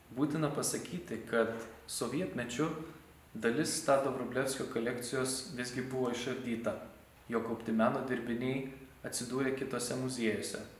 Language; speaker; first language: Lithuanian; native; Lithuanian